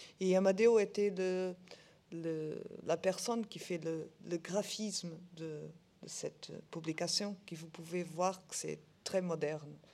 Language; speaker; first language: French; non-native, learner; Portuguese